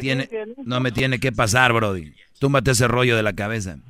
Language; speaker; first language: Spanish; native; Spanish